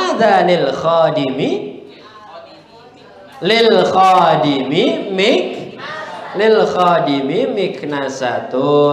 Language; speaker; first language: Arabic; non-native, fluent; Indonesian